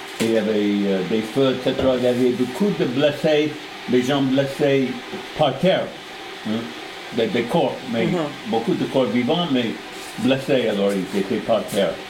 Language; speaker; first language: French; non-native, fluent; English